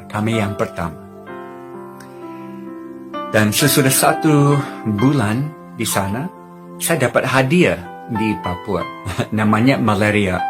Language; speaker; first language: Indonesian; non-native, fluent; English